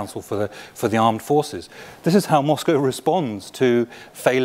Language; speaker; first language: English; native; English